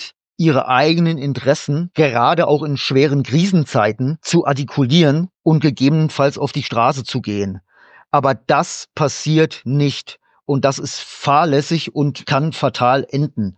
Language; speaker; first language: German; native; German